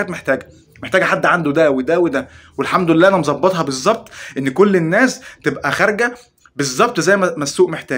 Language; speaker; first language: Arabic; native; Arabic